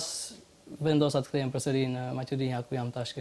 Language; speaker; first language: Albanian; native; Albanian